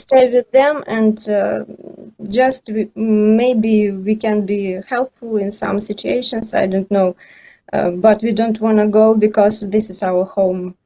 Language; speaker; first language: English; non-native, learner; Ukrainian